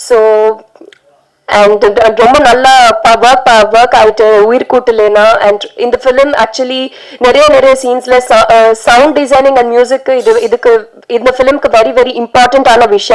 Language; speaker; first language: Tamil; non-native, learner; Telugu